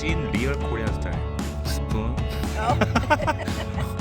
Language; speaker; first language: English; non-native, learner; Korean